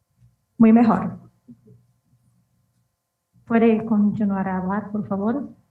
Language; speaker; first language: Spanish; non-native, learner; Portuguese